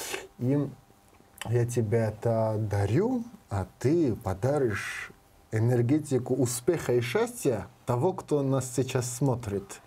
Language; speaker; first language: Russian; non-native, learner; Georgian